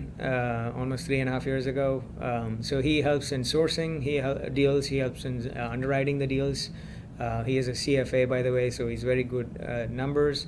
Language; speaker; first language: English; non-native, local second language; Gujarati